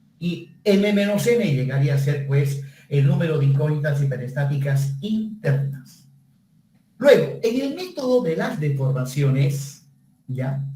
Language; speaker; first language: Spanish; native; Spanish